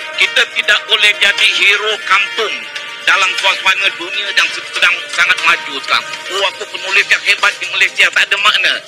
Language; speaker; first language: Malay; native; Malay